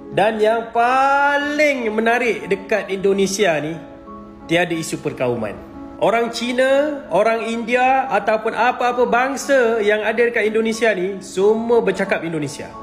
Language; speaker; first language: Malay; native; Malay